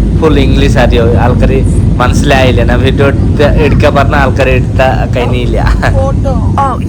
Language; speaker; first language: Malayalam; non-native, learner; Bangla